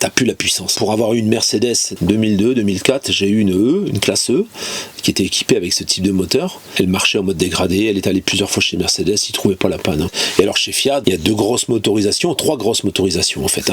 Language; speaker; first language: French; native; French